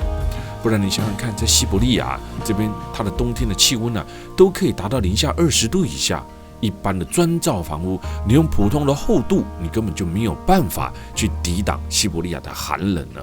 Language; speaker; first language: Chinese; native; Chinese